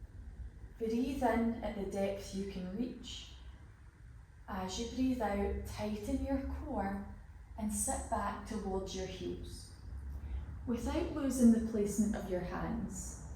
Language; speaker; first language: English; native; English